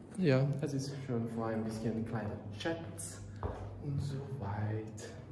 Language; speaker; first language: German; non-native, learner; Serbian